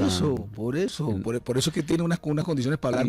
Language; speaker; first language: Spanish; native; Spanish